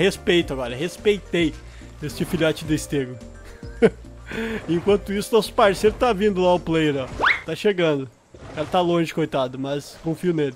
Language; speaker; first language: Portuguese; native; Portuguese